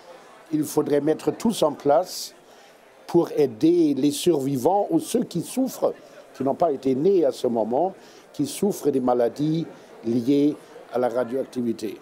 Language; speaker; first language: French; non-native, fluent; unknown